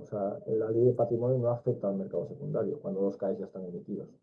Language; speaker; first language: Spanish; native; Spanish